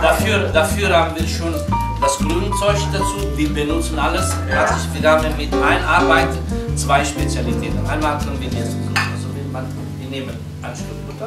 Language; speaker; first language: German; non-native, fluent; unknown